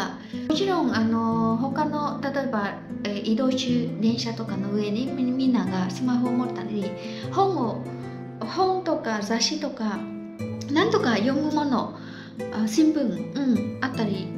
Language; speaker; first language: Japanese; non-native, fluent; Khmer